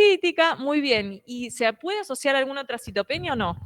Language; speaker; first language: Spanish; native; Spanish